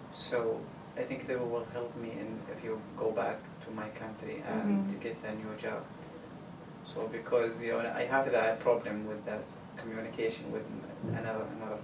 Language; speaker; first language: English; non-native, learner; Arabic